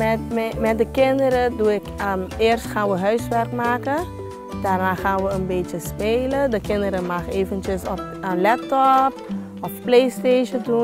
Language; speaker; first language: Dutch; non-native, local second language; Papiamento